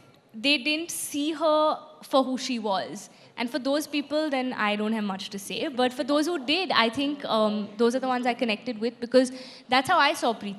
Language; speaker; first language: English; non-native, local second language; Hindi